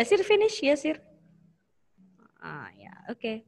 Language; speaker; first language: English; non-native, learner; Indonesian